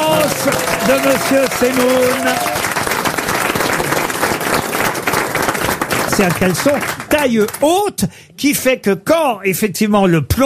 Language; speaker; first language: French; native; French